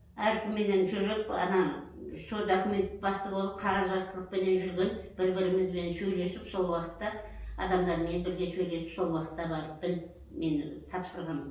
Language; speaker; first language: Kazakh; early bilingual, heritage; Kazakh